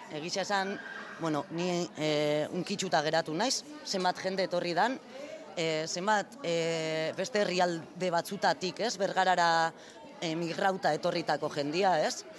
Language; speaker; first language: Basque; native; Basque